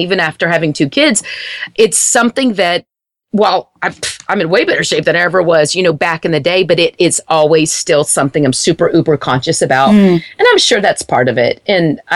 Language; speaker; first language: English; native; English